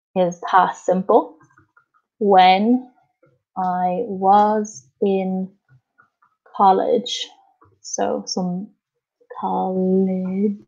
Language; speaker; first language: English; native; English